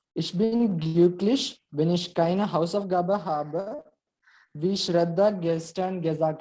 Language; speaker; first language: German; non-native, learner; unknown